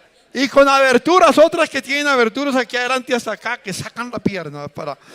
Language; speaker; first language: Spanish; native; Spanish